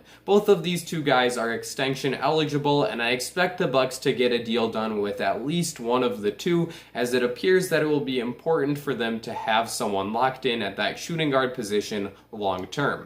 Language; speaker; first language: English; native; English